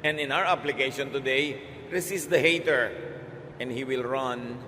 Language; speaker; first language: English; non-native, local second language; Filipino